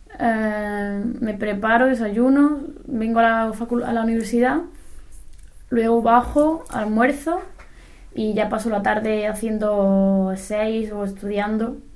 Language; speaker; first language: Spanish; native; Spanish